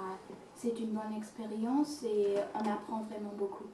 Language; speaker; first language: French; non-native, fluent; German